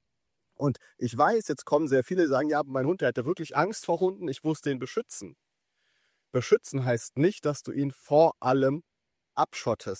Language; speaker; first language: German; native; German